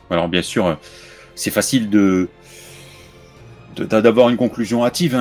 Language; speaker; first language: French; native; French